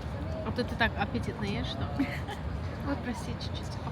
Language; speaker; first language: Russian; non-native, local second language; Uzbek